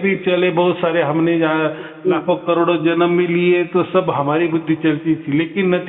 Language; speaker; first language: Hindi; native; Hindi